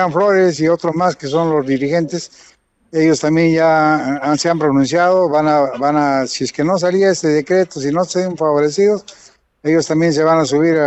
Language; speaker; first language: Spanish; native; Spanish